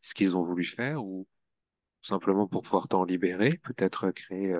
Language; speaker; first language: French; native; French